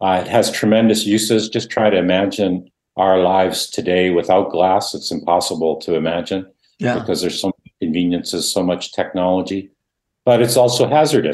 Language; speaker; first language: English; non-native, fluent; Dutch